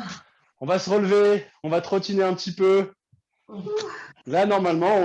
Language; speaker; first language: French; native; French